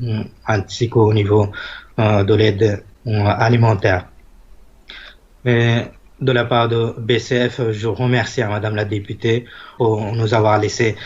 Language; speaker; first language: French; non-native, fluent; Bangla